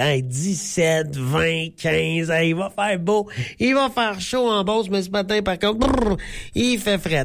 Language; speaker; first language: French; native; French